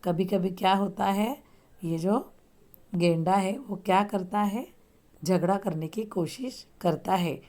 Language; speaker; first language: Hindi; non-native, local second language; Marathi